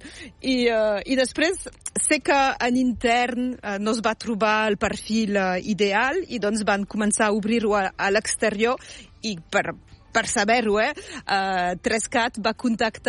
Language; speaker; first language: Catalan; native; Catalan